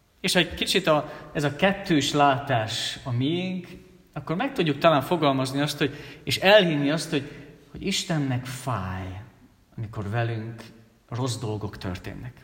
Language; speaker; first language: Hungarian; native; Hungarian